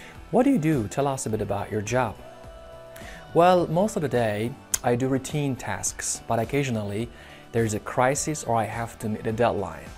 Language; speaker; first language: English; non-native, fluent; Persian